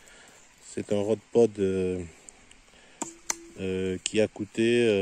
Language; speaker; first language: French; native; French